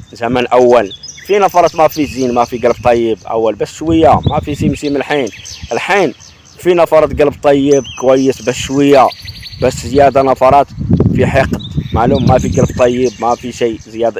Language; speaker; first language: Arabic; non-native, learner; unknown